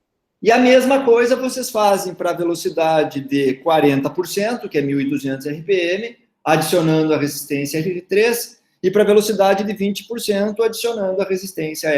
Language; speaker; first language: Portuguese; native; Portuguese